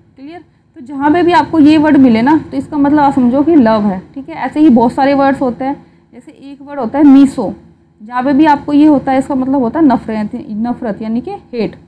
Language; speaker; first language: Hindi; native; Hindi